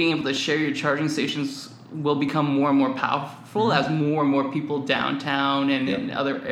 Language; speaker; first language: English; native; English